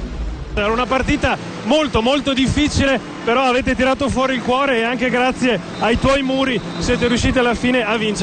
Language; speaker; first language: Italian; native; Italian